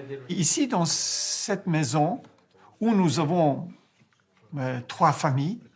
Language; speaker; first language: French; non-native, fluent; Ukrainian